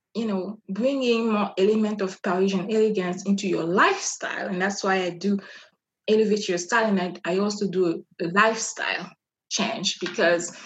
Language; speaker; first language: English; non-native, fluent; French